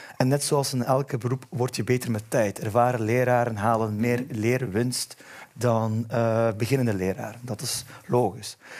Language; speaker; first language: Dutch; early bilingual, other home language; Turkish